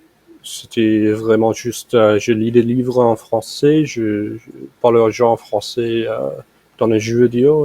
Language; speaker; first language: French; non-native, fluent; English